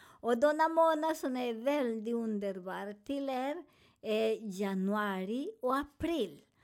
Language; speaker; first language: Swedish; non-native, learner; Spanish